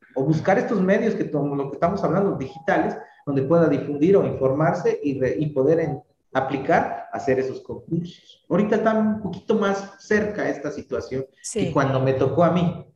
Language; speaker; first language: Spanish; native; Spanish